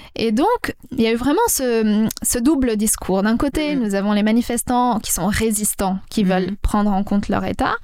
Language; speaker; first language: French; non-native, local second language; Arabic